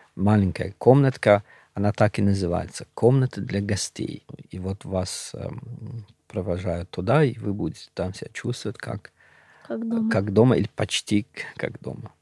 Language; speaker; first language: Russian; non-native, local second language; Shughni